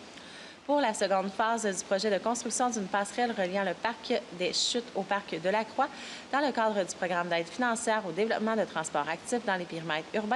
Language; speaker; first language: French; native; French